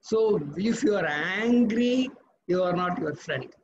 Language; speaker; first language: English; non-native, local second language; Tamil